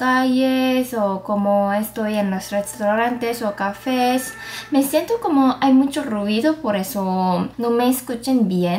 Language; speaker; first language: Spanish; non-native, fluent; Korean